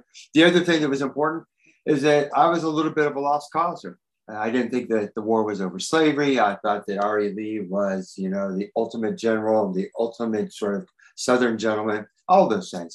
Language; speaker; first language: English; native; English